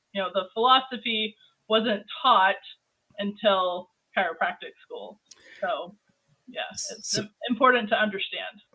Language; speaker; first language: English; native; English